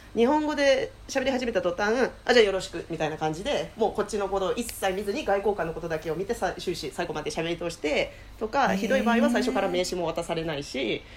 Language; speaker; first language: Japanese; early bilingual, heritage; Finnish